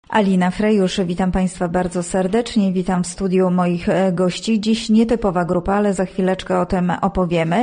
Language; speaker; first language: Polish; native; Polish